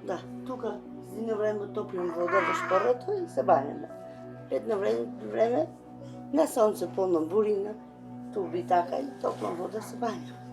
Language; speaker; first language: Macedonian; non-native, fluent; Albanian